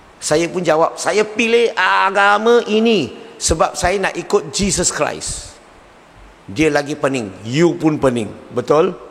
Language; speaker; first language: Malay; non-native, local second language; Chinese